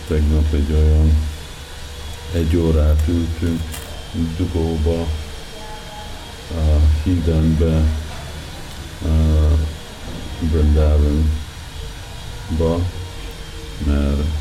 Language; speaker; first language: Hungarian; early bilingual, heritage; Hungarian